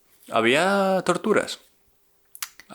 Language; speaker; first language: Spanish; native; Spanish